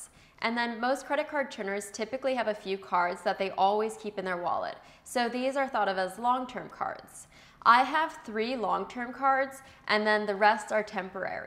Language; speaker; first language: English; native; English